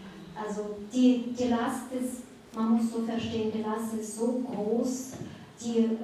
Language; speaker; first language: German; non-native, fluent; Russian